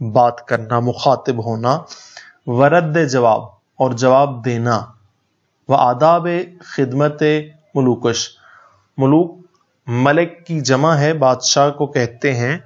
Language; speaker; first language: Urdu; native; Urdu